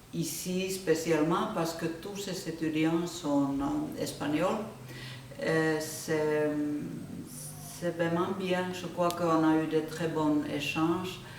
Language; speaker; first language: French; non-native, fluent; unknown